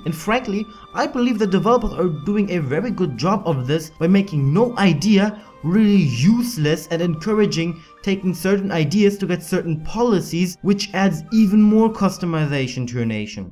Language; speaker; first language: English; non-native, fluent; German